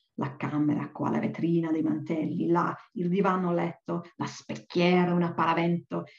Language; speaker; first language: Italian; non-native, fluent; Welsh